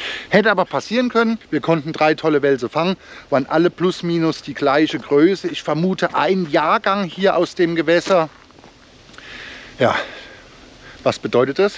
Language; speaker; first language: German; native; German